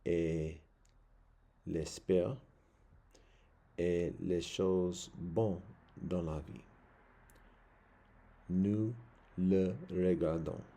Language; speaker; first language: French; non-native, learner; English